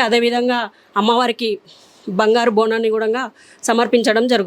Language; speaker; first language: Telugu; native; Telugu